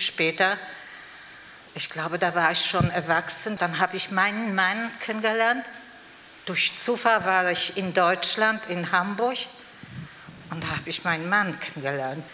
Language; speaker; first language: German; non-native, fluent; Polish